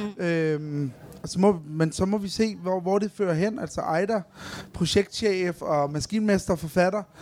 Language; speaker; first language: Danish; early bilingual, other home language; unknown